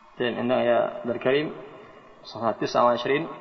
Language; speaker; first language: Arabic; non-native, fluent; Indonesian